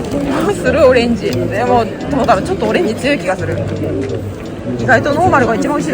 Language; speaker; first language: Japanese; native; Japanese